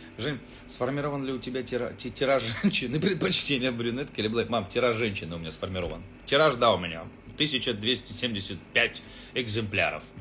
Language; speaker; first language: Russian; native; Russian